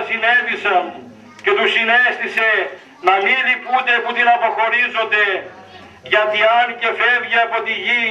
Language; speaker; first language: Greek; native; Greek